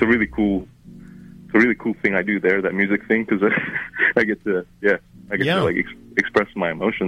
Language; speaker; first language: English; non-native, local second language; Arabic